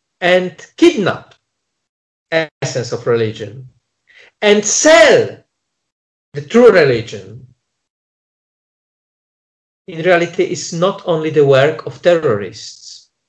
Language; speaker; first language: English; non-native, fluent; Polish